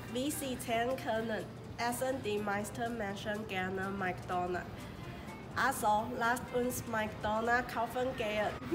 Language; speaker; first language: German; non-native, learner; Chinese